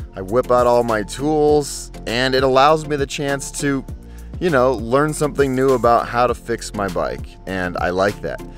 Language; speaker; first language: English; native; English